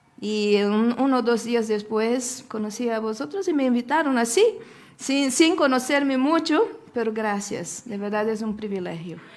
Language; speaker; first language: Spanish; non-native, fluent; Portuguese